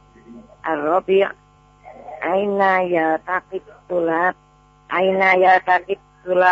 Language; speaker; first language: Arabic; non-native, learner; Indonesian